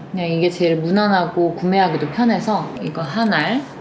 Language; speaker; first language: Korean; native; Korean